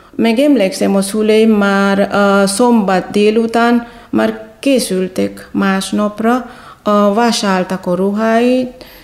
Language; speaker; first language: Hungarian; non-native, fluent; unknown